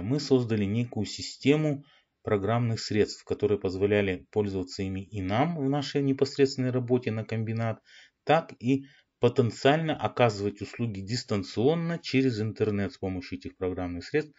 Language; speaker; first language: Russian; native; Russian